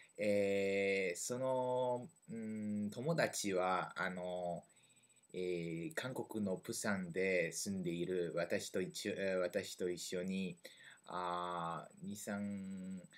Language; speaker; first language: Japanese; non-native, learner; French